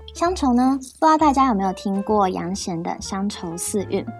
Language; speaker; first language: Chinese; native; Chinese